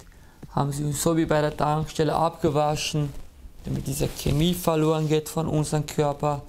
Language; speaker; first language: German; early bilingual, other home language; Kurdish